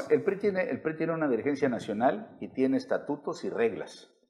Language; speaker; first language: Spanish; native; Spanish